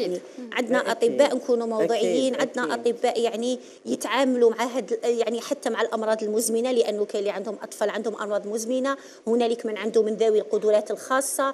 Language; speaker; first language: Arabic; native; Arabic